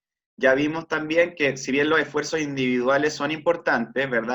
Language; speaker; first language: Spanish; native; Spanish